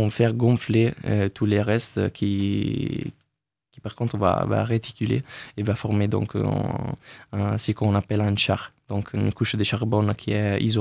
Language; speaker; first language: French; non-native, fluent; Italian